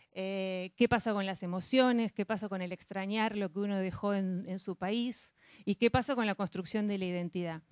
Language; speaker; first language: Spanish; native; Spanish